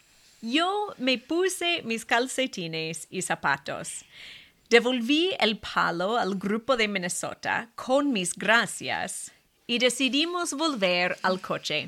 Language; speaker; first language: Spanish; non-native, fluent; English